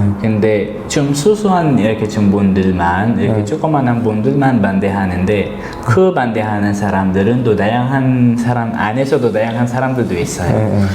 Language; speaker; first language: Korean; non-native, fluent; Arabic